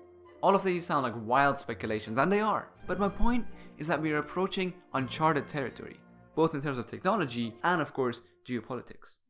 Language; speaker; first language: English; non-native, fluent; Persian